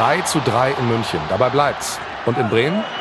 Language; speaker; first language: German; native; German